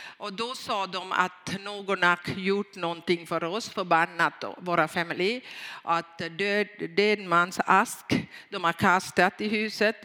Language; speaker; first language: Swedish; non-native, fluent; Tamil